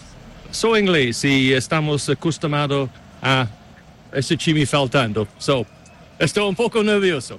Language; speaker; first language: Portuguese; non-native, learner; English